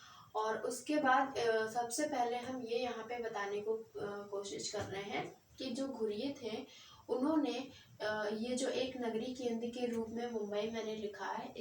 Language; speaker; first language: Hindi; native; Hindi